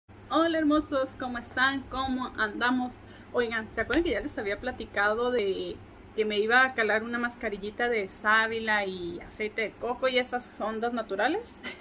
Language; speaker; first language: Spanish; native; Spanish